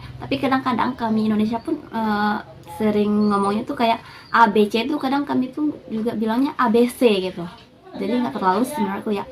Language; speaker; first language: Indonesian; native; Indonesian